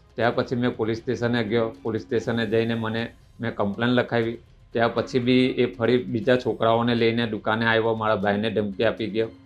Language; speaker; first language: Gujarati; non-native, local second language; Urdu